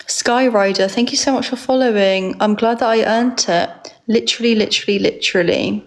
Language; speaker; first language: English; early bilingual, other home language; Georgian